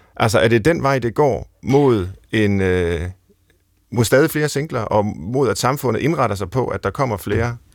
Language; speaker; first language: Danish; native; Danish